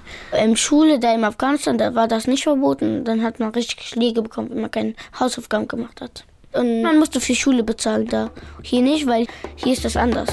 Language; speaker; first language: German; early bilingual, other home language; Pashto